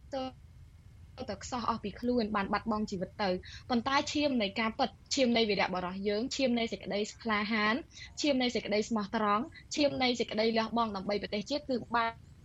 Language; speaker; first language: Khmer; native; Khmer